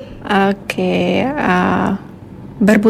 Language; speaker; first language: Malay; non-native, learner; Uzbek